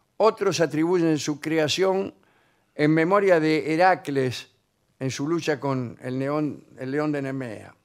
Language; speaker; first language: Spanish; native; Spanish